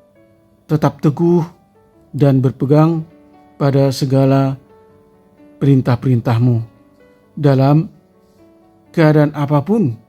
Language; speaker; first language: Indonesian; native; Indonesian